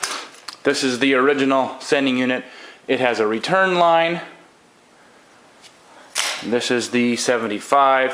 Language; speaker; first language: English; native; English